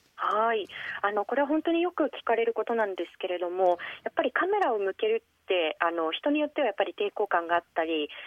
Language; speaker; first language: Japanese; native; Japanese